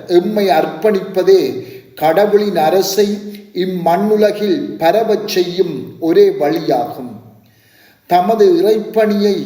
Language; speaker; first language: Tamil; native; Tamil